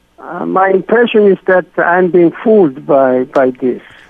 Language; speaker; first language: English; non-native, fluent; Korean